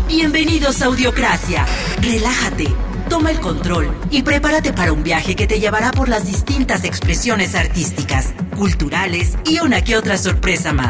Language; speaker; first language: Spanish; native; Spanish